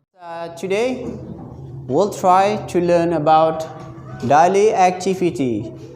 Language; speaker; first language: English; non-native, fluent; Indonesian